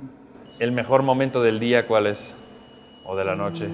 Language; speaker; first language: Spanish; native; Spanish